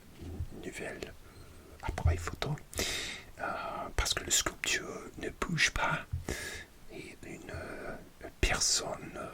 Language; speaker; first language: French; non-native, learner; English